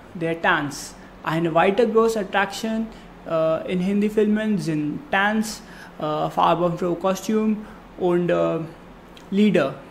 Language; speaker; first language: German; non-native, learner; Hindi